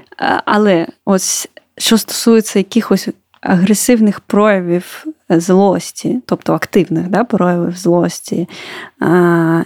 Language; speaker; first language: Ukrainian; non-native, local second language; Russian